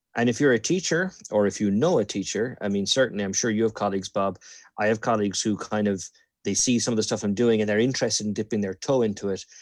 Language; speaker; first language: English; native; English